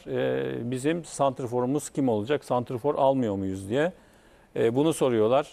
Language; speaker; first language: Turkish; native; Turkish